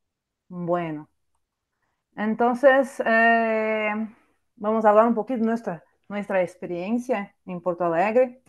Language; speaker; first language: Spanish; non-native, fluent; Portuguese